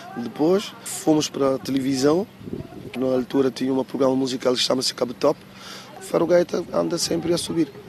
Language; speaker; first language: Portuguese; non-native, local second language; Kabuverdianu